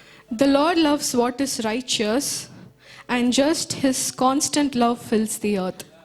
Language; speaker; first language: English; non-native, local second language; Tamil